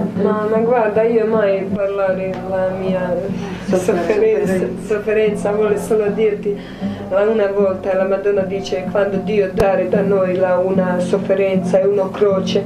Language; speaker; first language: Italian; non-native, learner; Croatian